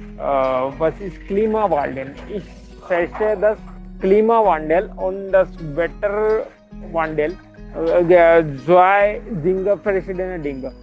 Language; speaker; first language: German; non-native, learner; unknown